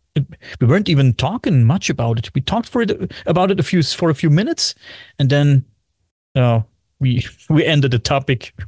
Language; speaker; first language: English; non-native, fluent; German